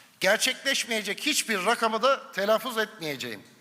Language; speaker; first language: Turkish; native; Turkish